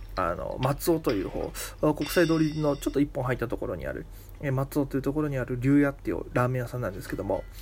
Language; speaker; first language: Japanese; native; Japanese